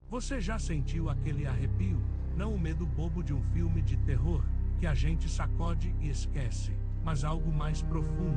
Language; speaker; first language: Portuguese; native; Portuguese